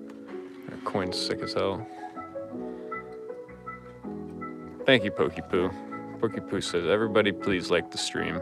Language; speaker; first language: English; native; English